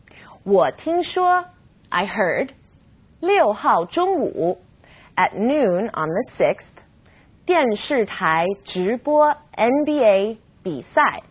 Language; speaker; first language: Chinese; non-native, fluent; English